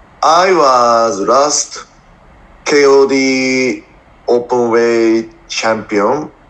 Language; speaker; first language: English; non-native, learner; Japanese